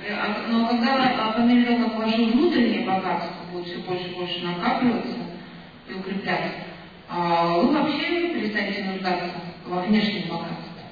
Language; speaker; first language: Russian; native; Russian